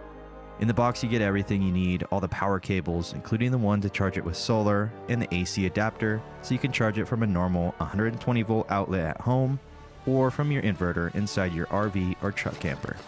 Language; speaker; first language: English; native; English